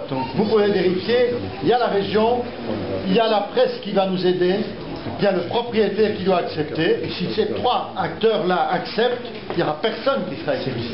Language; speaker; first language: French; native; French